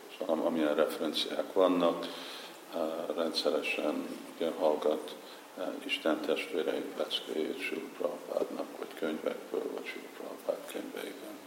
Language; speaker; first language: Hungarian; early bilingual, heritage; Hungarian